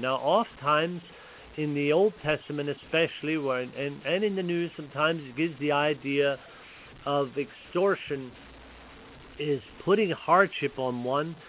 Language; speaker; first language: English; early bilingual, other home language; Pennsylvania German